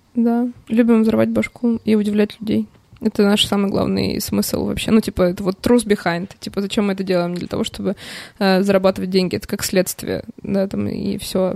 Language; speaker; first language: Russian; native; Russian